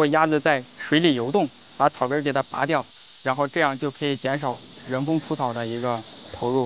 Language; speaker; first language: Chinese; native; Chinese